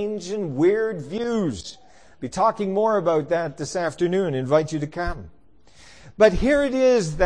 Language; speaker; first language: English; native; English